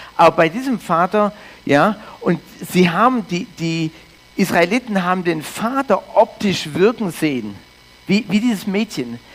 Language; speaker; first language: German; early bilingual, heritage; English